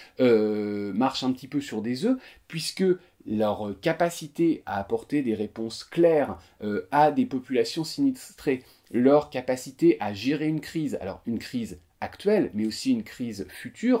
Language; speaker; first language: French; native; French